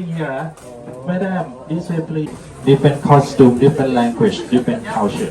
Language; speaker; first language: English; non-native, learner; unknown